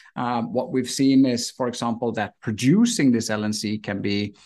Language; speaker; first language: English; non-native, fluent; Norwegian